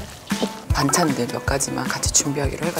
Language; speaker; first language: Korean; native; Korean